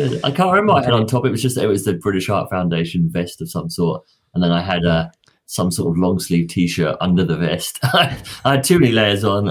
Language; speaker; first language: English; native; English